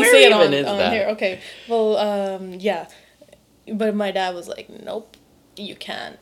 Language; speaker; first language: English; non-native, local second language; Urdu